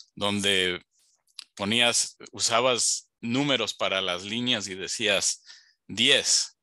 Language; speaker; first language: Spanish; native; Spanish